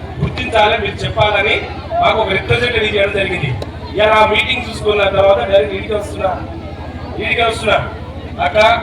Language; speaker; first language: Telugu; non-native, local second language; Lambadi